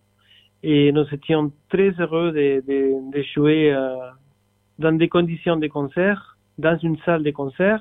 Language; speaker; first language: French; non-native, fluent; Spanish